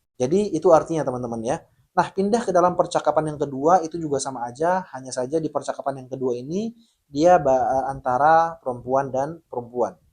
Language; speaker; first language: Indonesian; native; Indonesian